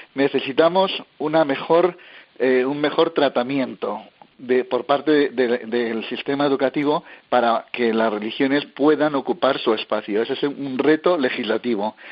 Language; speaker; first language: Spanish; native; Spanish